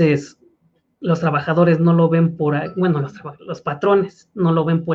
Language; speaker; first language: Spanish; native; Spanish